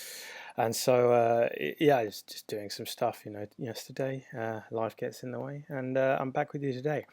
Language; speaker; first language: English; native; English